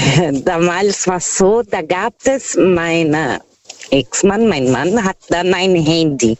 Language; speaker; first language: German; non-native, learner; Portuguese